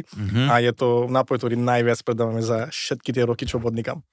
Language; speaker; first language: Slovak; non-native, fluent; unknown